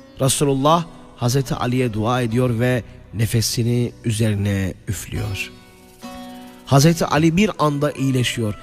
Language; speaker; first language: Turkish; native; Turkish